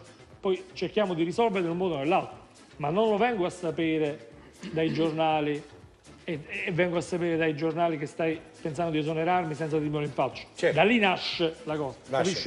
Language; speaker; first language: Italian; native; Italian